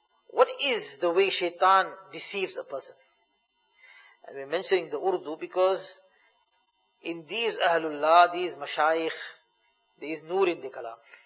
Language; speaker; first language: English; native; English